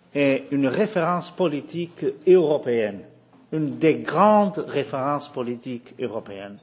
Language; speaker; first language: French; non-native, fluent; Portuguese